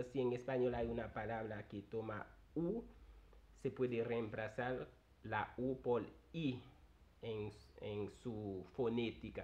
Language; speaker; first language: Spanish; non-native, fluent; Haitian Creole